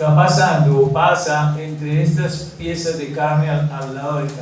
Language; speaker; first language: Spanish; native; Spanish